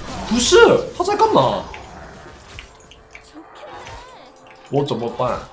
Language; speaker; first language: Chinese; non-native, fluent; Korean